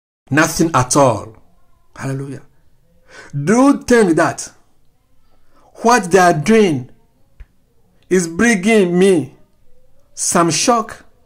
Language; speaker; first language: English; non-native, fluent; Ewe